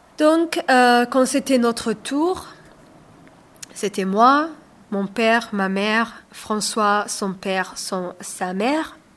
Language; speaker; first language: French; non-native, learner; Somali